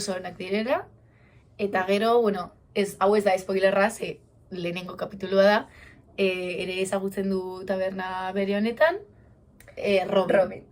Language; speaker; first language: Basque; non-native, local second language; Spanish